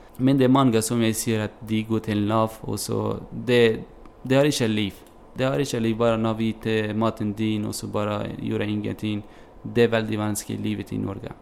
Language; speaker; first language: Norwegian; non-native, learner; Kurdish